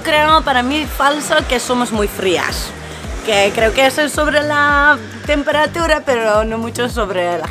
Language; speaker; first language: Spanish; non-native, fluent; Dutch